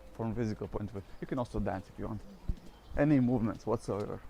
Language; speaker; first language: English; non-native, fluent; Latvian